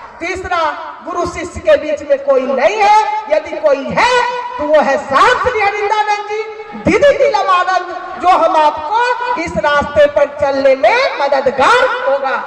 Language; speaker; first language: Hindi; native; Hindi